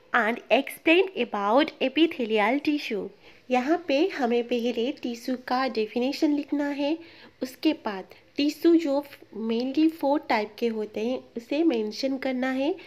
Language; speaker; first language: Hindi; non-native, local second language; Bangla